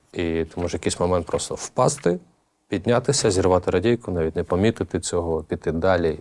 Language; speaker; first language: Ukrainian; native; Ukrainian